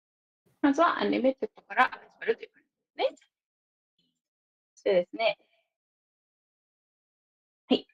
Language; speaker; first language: Japanese; native; Japanese